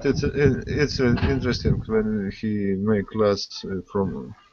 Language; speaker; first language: English; non-native, learner; Russian